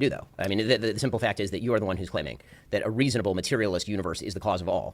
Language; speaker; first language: English; native; English